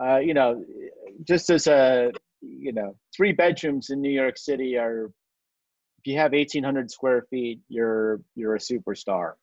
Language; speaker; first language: English; native; English